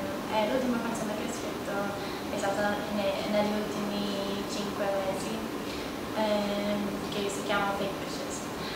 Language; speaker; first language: Italian; non-native, fluent; Maltese